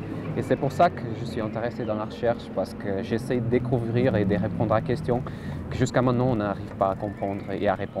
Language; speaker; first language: French; non-native, fluent; Portuguese